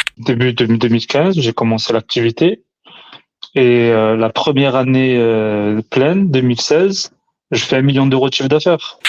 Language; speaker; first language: French; early bilingual, other home language; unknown